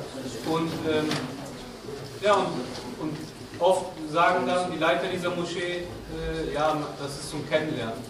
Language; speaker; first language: German; non-native, learner; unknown